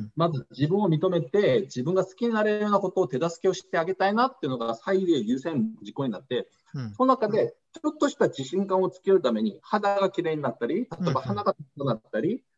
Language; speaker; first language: Japanese; early bilingual, other home language; Korean